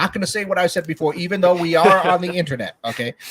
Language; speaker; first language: English; native; English